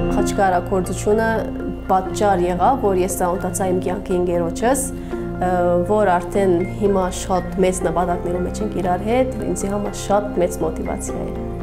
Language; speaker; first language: Armenian; early bilingual, heritage; Armenian